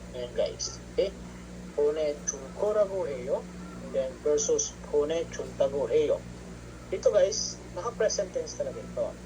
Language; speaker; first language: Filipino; non-native, local second language; Pampanga